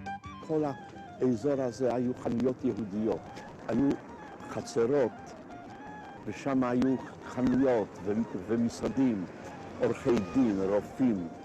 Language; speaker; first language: Hebrew; non-native, fluent; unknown